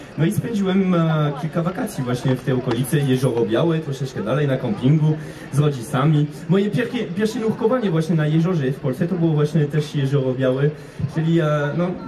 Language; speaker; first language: Polish; non-native, fluent; French